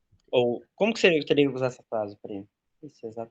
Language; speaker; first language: Portuguese; native; Portuguese